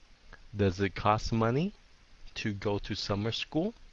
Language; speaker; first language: English; early bilingual, heritage; Vietnamese